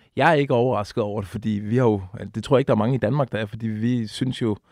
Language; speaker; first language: Danish; native; Danish